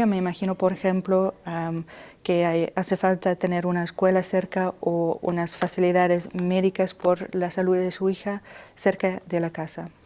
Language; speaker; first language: Spanish; non-native, fluent; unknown